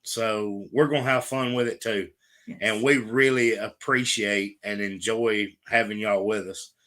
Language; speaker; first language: English; native; English